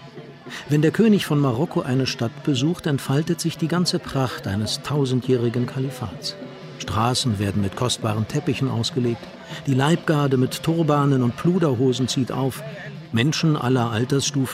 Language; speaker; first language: German; native; German